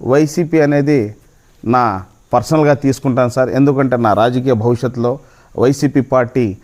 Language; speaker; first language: Telugu; non-native, local second language; Lambadi